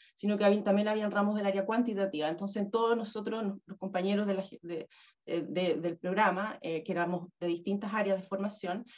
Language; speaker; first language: Spanish; native; Spanish